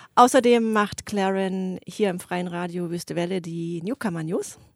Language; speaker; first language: German; native; German